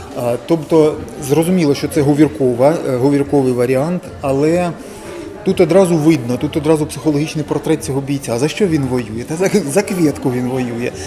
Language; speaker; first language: Ukrainian; native; Ukrainian